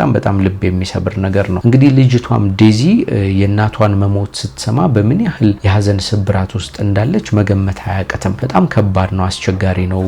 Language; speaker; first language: Amharic; native; Amharic